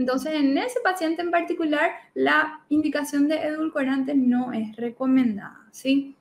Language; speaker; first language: Spanish; native; Spanish